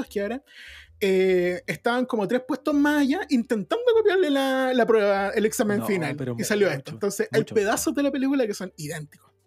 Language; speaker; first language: Spanish; native; Spanish